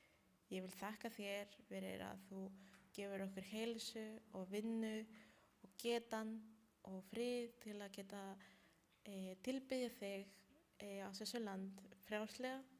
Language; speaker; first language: Icelandic; non-native, learner; Spanish